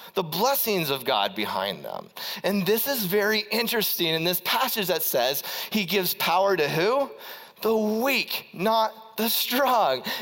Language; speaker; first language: English; native; English